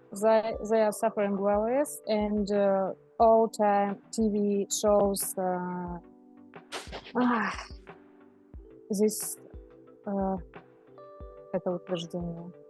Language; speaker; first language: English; non-native, learner; Russian